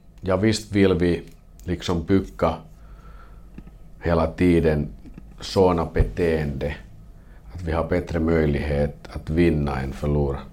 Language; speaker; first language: Swedish; non-native, local second language; Finnish